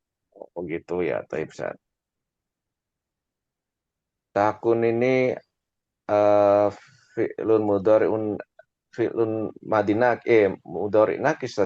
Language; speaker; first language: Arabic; non-native, learner; Indonesian